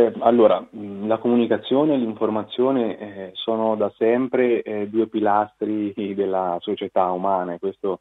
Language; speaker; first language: Italian; native; Italian